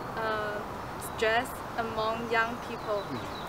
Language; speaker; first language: English; non-native, fluent; Chinese